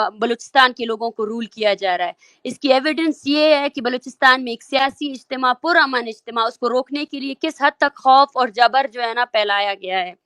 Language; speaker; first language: Urdu; non-native, local second language; Baluchi